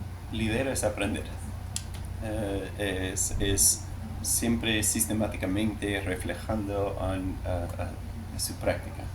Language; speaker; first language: Spanish; non-native, learner; English